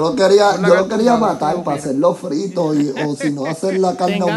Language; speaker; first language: Spanish; native; Spanish